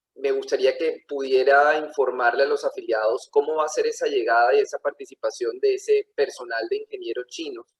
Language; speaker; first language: Spanish; native; Spanish